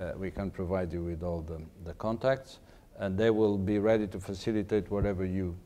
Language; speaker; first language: English; non-native, fluent; Portuguese